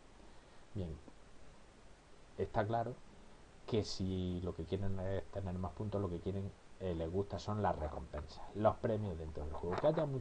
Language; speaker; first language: Spanish; native; Spanish